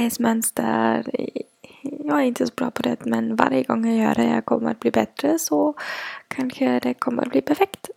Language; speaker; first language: Swedish; non-native, fluent; German